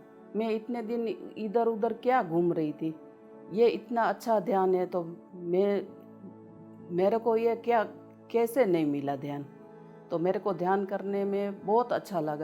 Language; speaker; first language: Hindi; non-native, local second language; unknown